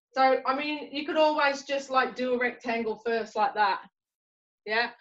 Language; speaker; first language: English; native; English